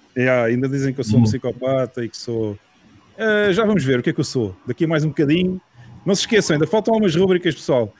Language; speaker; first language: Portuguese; native; Portuguese